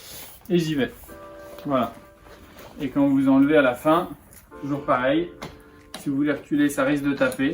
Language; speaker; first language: French; native; French